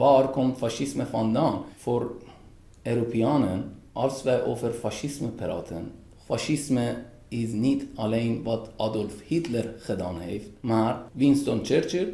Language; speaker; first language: Dutch; non-native, fluent; Persian